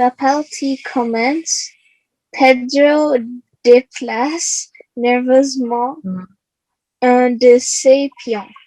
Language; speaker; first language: French; non-native, learner; English